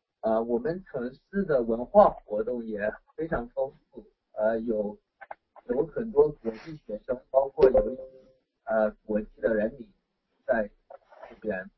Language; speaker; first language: Chinese; non-native, fluent; English